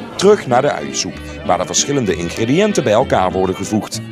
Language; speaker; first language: Dutch; native; Dutch